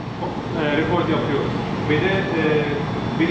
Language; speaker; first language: Turkish; non-native, fluent; Bangla